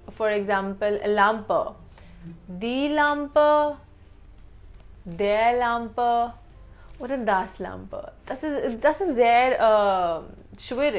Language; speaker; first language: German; non-native, fluent; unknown